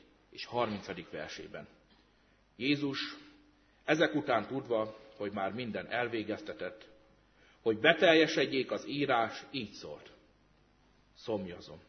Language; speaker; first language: Hungarian; native; Hungarian